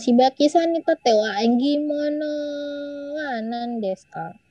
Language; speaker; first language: Japanese; non-native, learner; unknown